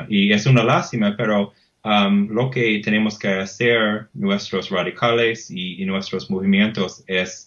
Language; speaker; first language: Spanish; non-native, fluent; English